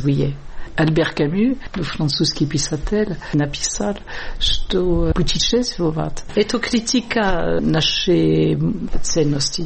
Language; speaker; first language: Russian; non-native, learner; French